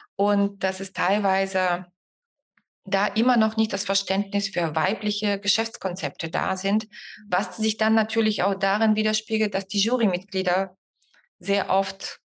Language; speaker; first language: German; non-native, fluent; Bulgarian